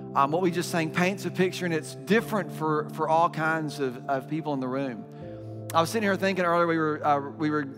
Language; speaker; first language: English; native; English